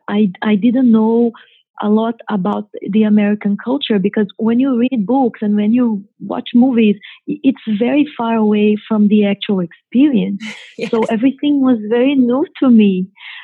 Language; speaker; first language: English; non-native, fluent; Portuguese